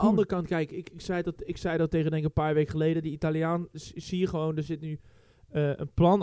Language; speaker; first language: Dutch; native; Dutch